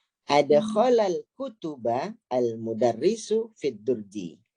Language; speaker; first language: Arabic; non-native, fluent; Indonesian